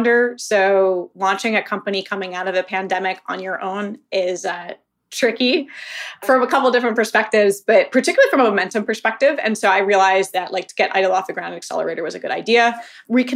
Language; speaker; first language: English; native; English